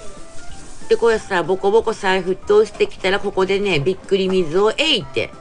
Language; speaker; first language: Japanese; native; Japanese